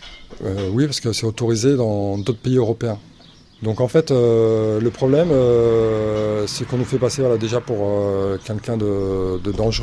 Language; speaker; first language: French; native; French